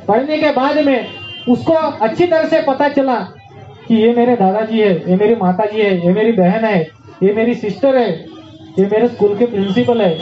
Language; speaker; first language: Hindi; non-native, local second language; Marathi